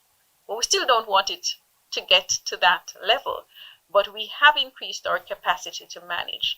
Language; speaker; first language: English; native; English